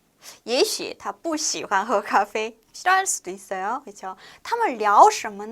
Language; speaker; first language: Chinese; non-native, fluent; Korean